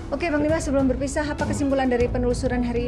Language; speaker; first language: Indonesian; native; Indonesian